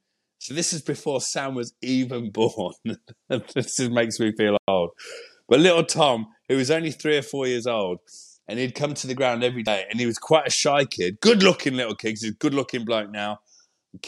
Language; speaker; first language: English; native; English